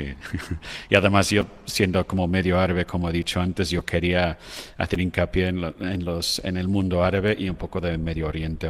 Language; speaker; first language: Spanish; non-native, fluent; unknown